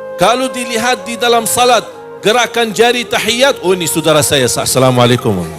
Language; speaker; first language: Malay; non-native, fluent; Arabic